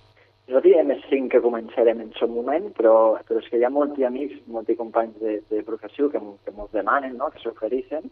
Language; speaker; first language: Catalan; native; Catalan